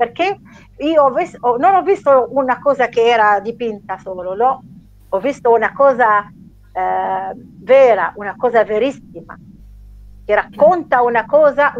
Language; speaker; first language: Italian; non-native, learner; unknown